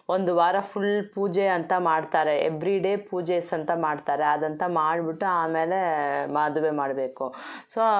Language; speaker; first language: Kannada; non-native, local second language; Tamil